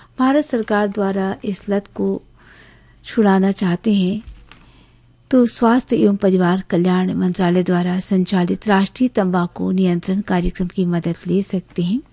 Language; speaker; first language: Hindi; native; Hindi